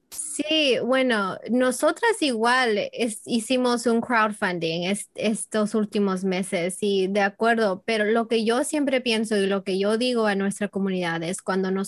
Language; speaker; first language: Spanish; early bilingual, heritage; English